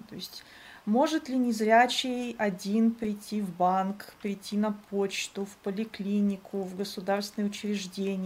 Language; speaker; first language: Russian; native; Russian